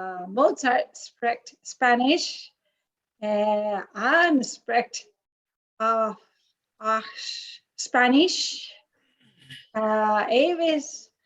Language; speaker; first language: German; non-native, learner; English